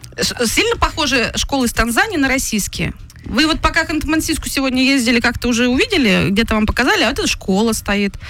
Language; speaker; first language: Russian; native; Russian